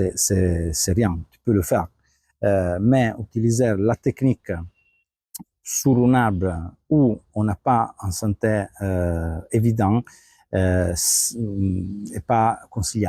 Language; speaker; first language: French; non-native, fluent; Italian